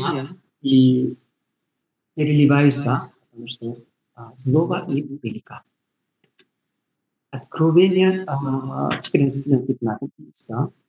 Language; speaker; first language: Russian; non-native, learner; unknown